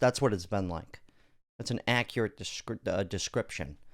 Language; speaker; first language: English; native; English